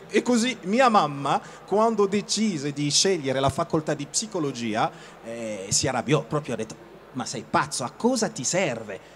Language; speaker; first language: Italian; non-native, fluent; Lingala